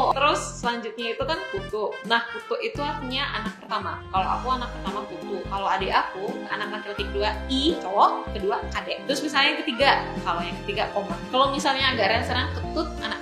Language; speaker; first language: Indonesian; non-native, local second language; Balinese